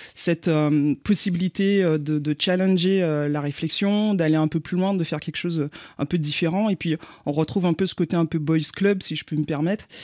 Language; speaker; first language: French; native; French